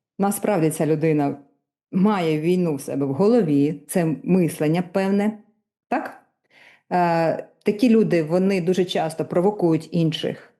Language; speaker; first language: Ukrainian; non-native, local second language; Russian